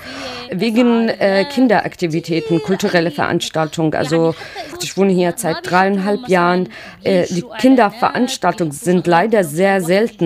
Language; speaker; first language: German; non-native, learner; Arabic